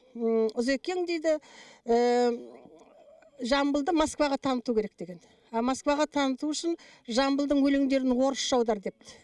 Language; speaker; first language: Kazakh; native; Kazakh